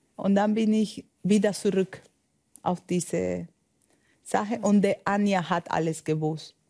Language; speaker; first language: German; non-native, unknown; Spanish